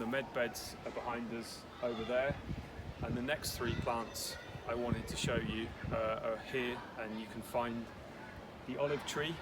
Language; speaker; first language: English; native; English